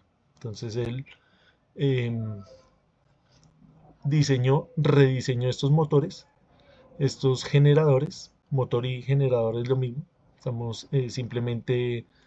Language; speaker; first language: Spanish; native; Spanish